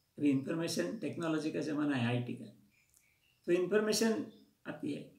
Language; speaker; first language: Hindi; non-native, local second language; Marathi